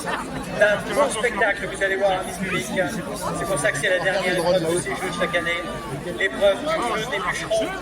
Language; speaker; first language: French; native; French